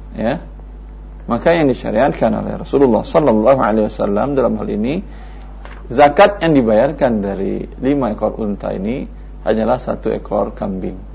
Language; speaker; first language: Indonesian; native; Indonesian